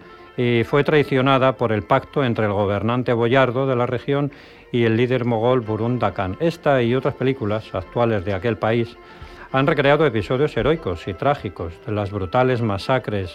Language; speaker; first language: Spanish; native; Spanish